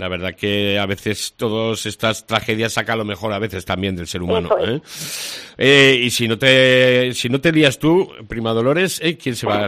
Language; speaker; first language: Spanish; native; Spanish